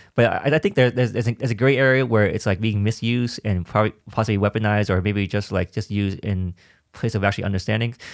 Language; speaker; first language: English; native; English